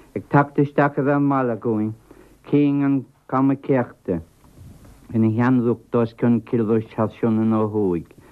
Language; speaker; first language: Irish; non-native, local second language; English